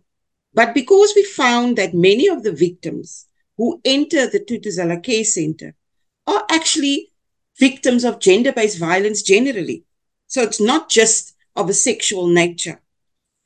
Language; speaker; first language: English; non-native, local second language; Afrikaans